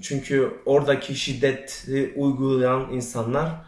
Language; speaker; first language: Turkish; early bilingual, other home language; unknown